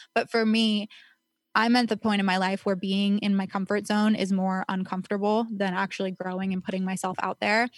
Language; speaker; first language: English; native; English